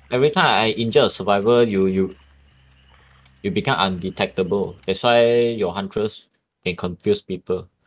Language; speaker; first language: English; non-native, local second language; Chinese